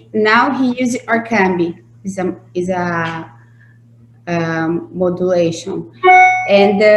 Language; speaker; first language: English; non-native, learner; Portuguese